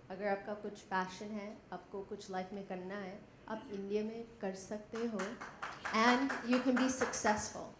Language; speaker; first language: Hindi; non-native, learner; English